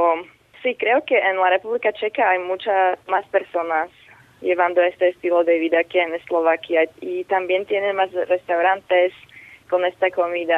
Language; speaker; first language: Spanish; non-native, fluent; Slovak